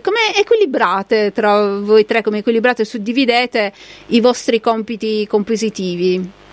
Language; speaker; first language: Italian; native; Italian